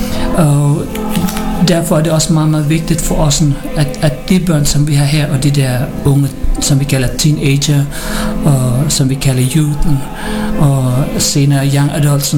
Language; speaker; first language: Danish; non-native, fluent; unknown